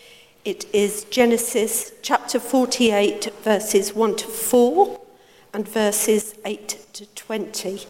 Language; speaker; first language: English; native; English